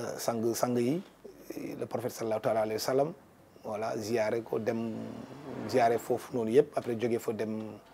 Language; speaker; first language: Wolof; non-native, local second language; Fula